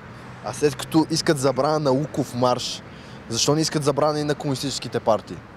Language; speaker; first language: Bulgarian; native; Bulgarian